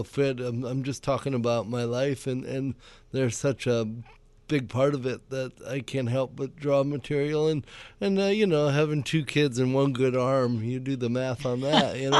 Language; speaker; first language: English; native; English